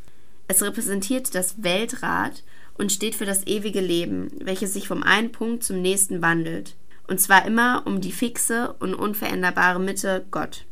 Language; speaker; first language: German; native; German